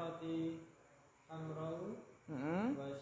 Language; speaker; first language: Arabic; non-native, learner; Indonesian